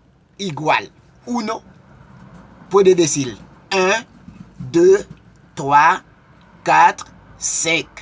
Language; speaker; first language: Spanish; non-native, local second language; Haitian Creole